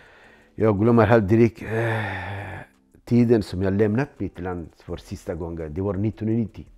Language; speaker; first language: Swedish; non-native, learner; Persian